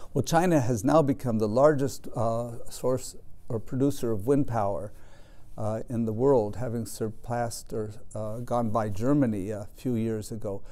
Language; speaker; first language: English; native; English